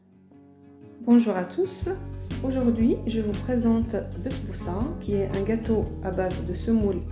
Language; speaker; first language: French; non-native, local second language; Arabic